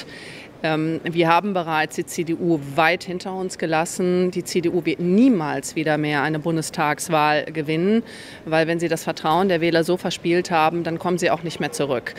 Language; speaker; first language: German; native; German